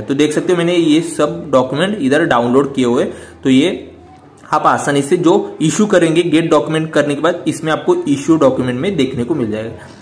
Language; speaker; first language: Hindi; non-native, local second language; Marathi